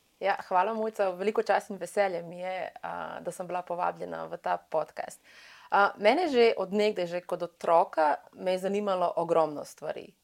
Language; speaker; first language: Slovenian; early bilingual, other home language; Serbian